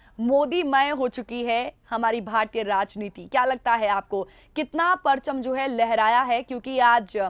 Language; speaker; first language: Hindi; native; Hindi